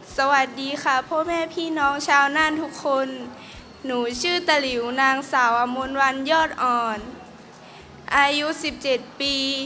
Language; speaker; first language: Thai; native; Thai